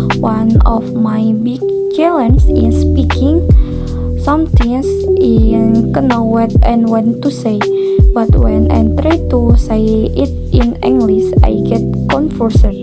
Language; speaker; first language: English; non-native, learner; Indonesian